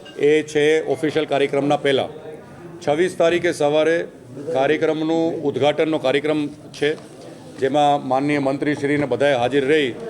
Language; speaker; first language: Gujarati; native; Gujarati